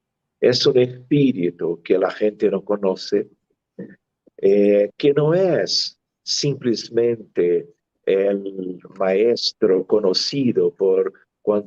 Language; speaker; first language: Spanish; non-native, fluent; Portuguese